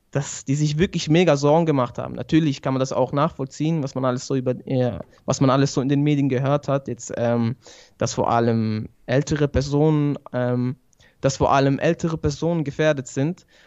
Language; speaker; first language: German; early bilingual, other home language; Italian